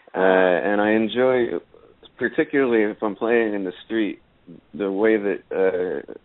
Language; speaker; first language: English; native; English